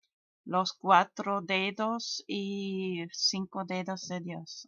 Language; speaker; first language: Spanish; non-native, fluent; German